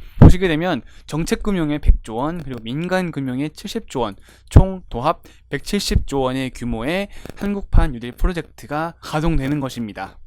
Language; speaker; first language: Korean; native; Korean